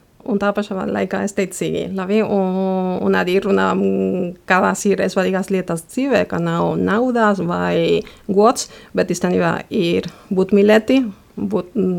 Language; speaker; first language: Latvian; non-native, fluent; Spanish